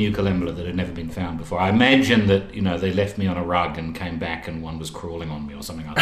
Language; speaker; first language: English; native; English